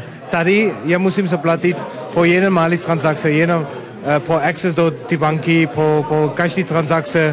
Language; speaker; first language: Czech; non-native, learner; Dutch